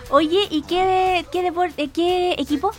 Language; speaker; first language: Spanish; native; Spanish